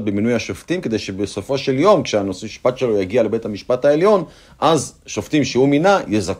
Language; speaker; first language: Hebrew; native; Hebrew